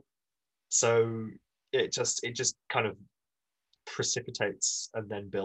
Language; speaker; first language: English; native; English